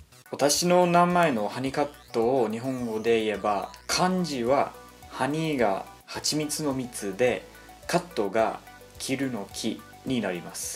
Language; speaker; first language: Japanese; non-native, learner; English